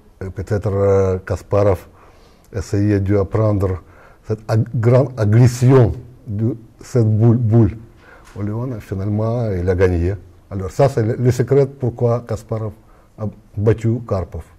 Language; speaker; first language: French; non-native, learner; Russian